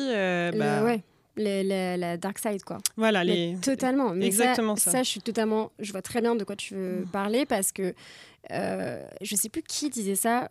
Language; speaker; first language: French; native; French